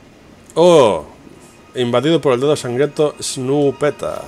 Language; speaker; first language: Spanish; native; Spanish